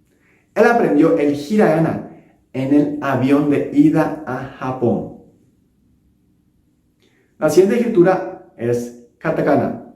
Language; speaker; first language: Spanish; non-native, local second language; Japanese